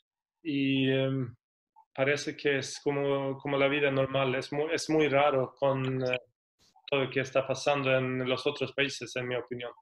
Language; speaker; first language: Spanish; non-native, fluent; Swedish